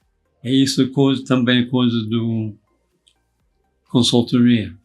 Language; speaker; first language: Portuguese; non-native, fluent; English